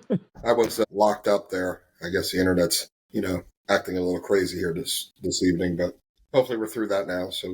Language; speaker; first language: English; native; English